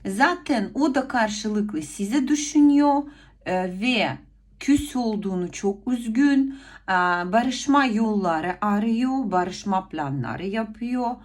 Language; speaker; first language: Turkish; non-native, fluent; Ukrainian